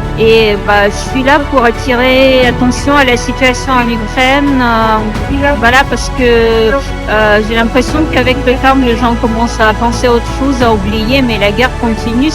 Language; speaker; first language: French; non-native, fluent; Ukrainian